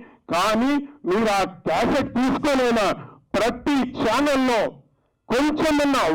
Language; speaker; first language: Telugu; native; Telugu